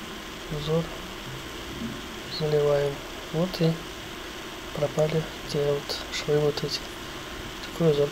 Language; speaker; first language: Russian; native; Russian